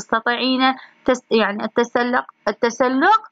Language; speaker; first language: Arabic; native; Arabic